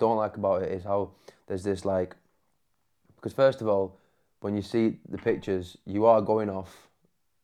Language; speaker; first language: English; native; English